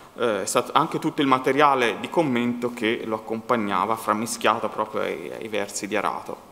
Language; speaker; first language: Italian; native; Italian